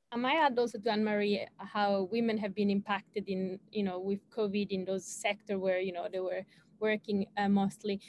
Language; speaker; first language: English; non-native, fluent; Italian